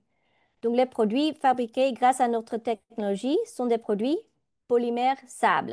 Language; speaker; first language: French; non-native, learner; Dutch